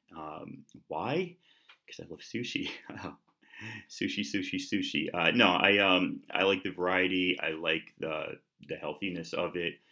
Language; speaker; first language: English; native; English